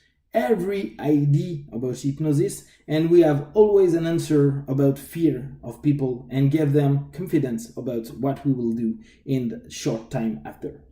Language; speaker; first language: English; non-native, fluent; French